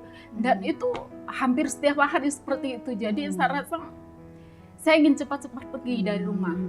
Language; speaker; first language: Indonesian; non-native, local second language; Javanese